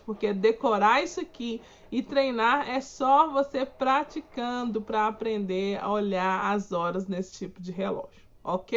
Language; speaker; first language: Portuguese; native; Portuguese